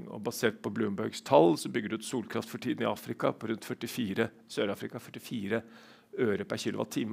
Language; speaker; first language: Norwegian; native; Norwegian